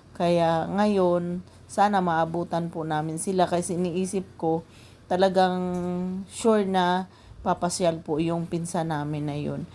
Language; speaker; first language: Filipino; non-native, local second language; Cebuano